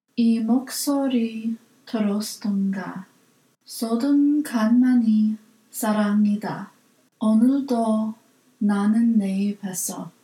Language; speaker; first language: Korean; non-native, learner; English